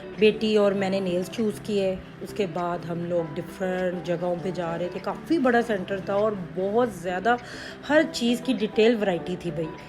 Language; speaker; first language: Urdu; native; Urdu